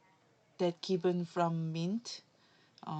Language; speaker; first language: English; non-native, learner; Korean